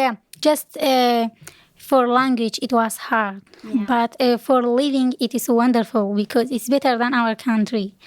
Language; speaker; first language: English; non-native, learner; Kurdish